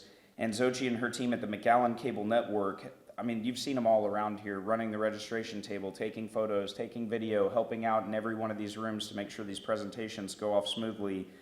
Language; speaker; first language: English; native; English